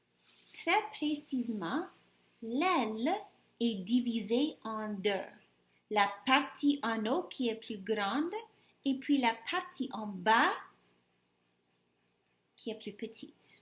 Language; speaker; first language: French; non-native, fluent; English